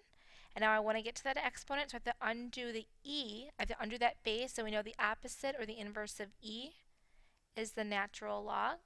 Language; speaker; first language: English; native; English